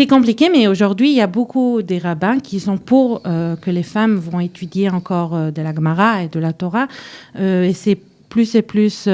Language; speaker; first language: French; early bilingual, heritage; French